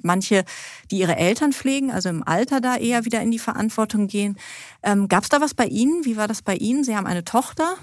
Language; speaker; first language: German; native; German